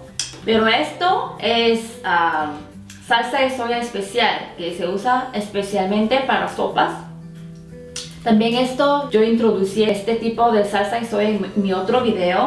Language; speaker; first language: Spanish; non-native, fluent; Korean